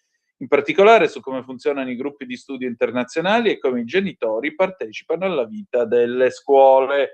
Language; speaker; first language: Italian; native; Italian